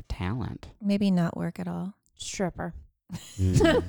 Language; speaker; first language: English; native; English